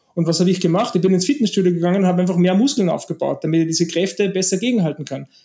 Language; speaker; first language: German; native; German